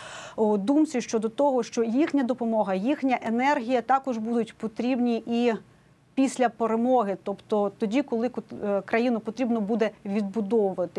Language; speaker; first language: Ukrainian; native; Ukrainian